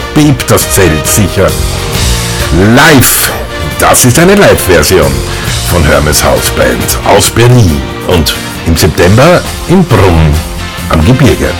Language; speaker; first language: German; native; German